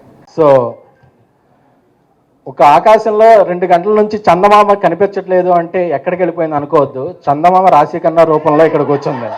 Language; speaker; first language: Telugu; native; Telugu